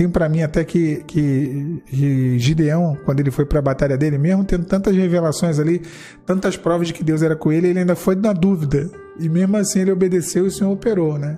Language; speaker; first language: Portuguese; native; Portuguese